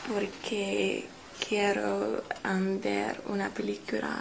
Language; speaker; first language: Spanish; non-native, learner; English